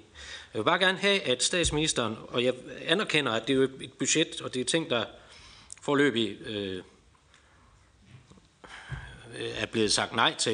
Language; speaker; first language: Danish; native; Danish